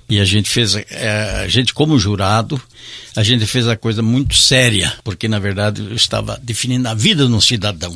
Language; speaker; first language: Portuguese; native; Portuguese